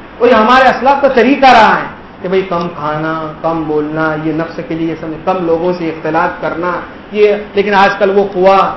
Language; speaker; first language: Urdu; non-native, local second language; Gujarati